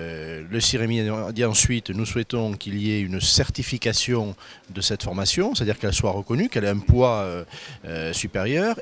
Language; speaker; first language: French; native; French